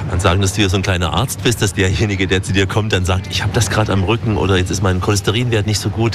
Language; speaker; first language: German; native; German